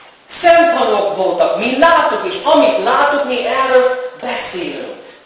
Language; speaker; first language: Hungarian; native; Hungarian